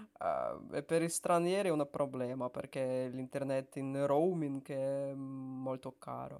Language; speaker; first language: Italian; non-native, learner; Russian